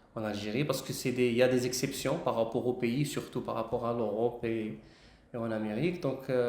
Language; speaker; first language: French; non-native, local second language; Arabic